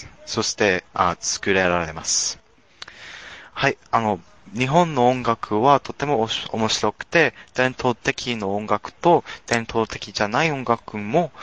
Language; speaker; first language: Japanese; non-native, learner; English